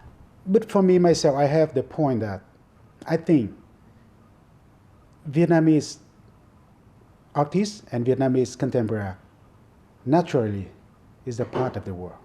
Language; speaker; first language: English; non-native, fluent; Vietnamese